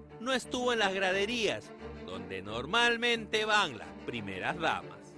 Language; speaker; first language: Spanish; native; Spanish